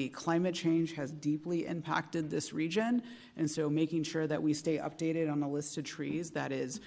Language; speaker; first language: English; native; English